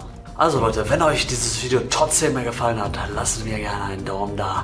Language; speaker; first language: German; native; German